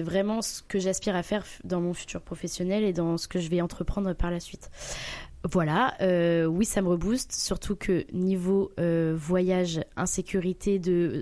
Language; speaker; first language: French; native; French